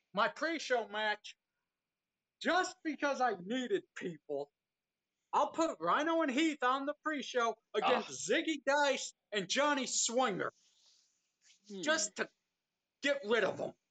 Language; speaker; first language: English; native; English